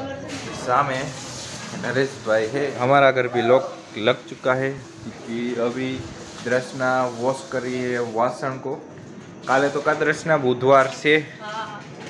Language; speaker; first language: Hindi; non-native, local second language; Gujarati